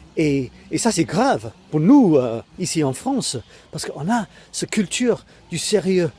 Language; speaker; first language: French; non-native, fluent; English